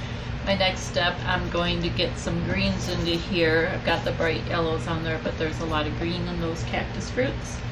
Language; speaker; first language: English; native; English